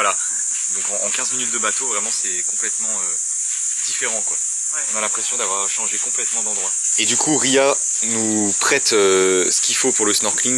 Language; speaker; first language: French; native; French